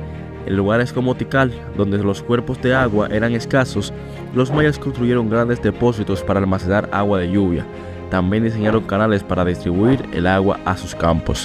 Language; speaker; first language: Spanish; native; Spanish